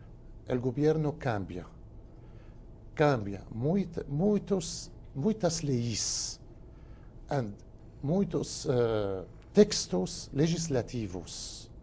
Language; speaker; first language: Spanish; non-native, fluent; Arabic